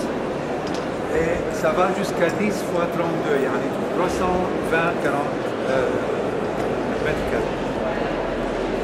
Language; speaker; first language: French; non-native, fluent; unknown